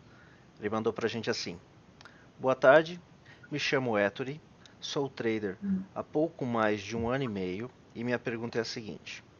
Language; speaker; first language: Portuguese; native; Portuguese